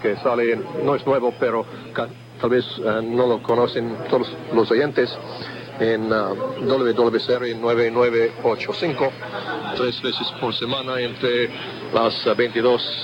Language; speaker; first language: Spanish; non-native, fluent; English